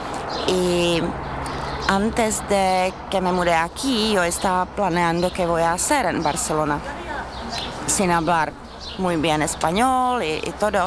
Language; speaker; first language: Spanish; non-native, learner; Czech